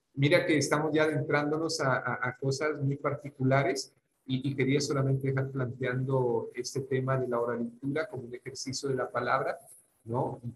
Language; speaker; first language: Spanish; non-native, local second language; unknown